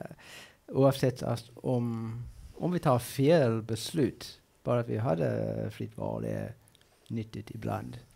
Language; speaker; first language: Swedish; non-native, fluent; English